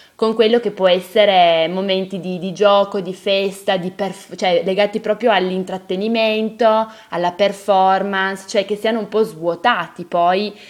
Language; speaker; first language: Italian; native; Italian